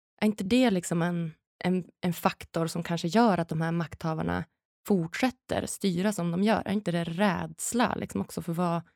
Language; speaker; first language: Swedish; native; Swedish